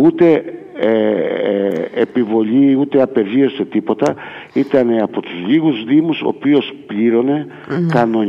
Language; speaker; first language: Greek; native; Greek